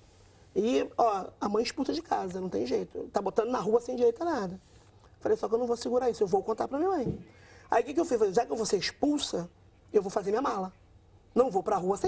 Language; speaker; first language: Portuguese; native; Portuguese